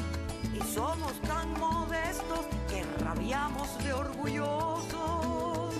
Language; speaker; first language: Spanish; native; Spanish